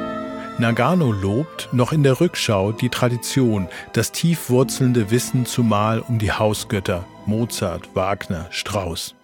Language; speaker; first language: German; native; German